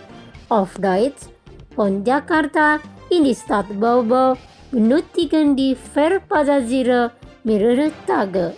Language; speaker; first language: German; non-native, fluent; Indonesian